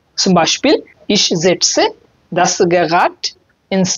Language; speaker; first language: German; non-native, learner; Bangla